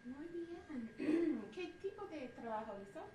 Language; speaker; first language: Spanish; non-native, learner; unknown